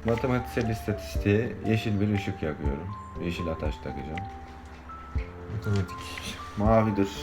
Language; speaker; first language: Turkish; native; Turkish